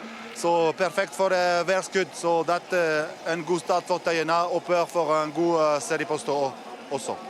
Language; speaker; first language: Norwegian; non-native, fluent; French